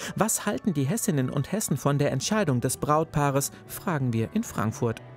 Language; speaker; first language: German; native; German